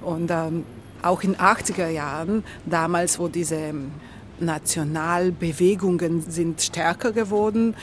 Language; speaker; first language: German; non-native, learner; Slovenian